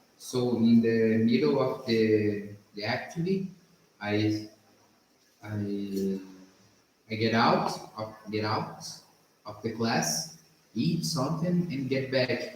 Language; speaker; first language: English; non-native, learner; Portuguese